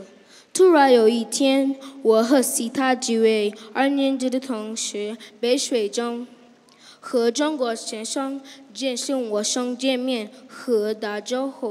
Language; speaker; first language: Chinese; non-native, learner; English